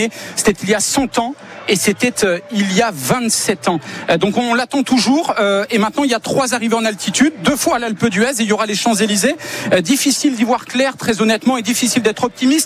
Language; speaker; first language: French; native; French